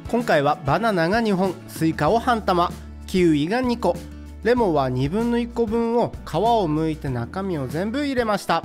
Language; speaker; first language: Japanese; native; Japanese